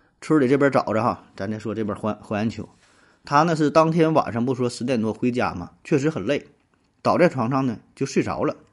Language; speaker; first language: Chinese; native; Chinese